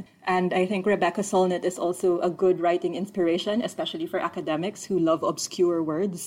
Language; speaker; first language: English; non-native, local second language; Filipino